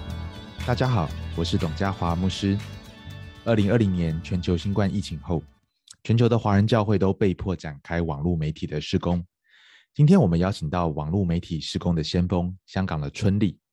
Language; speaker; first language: Chinese; native; Chinese